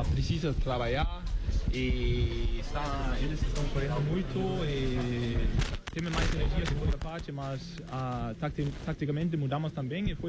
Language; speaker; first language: Portuguese; non-native, fluent; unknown